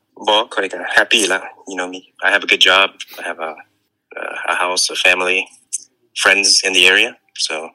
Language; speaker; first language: English; early bilingual, other home language; Lao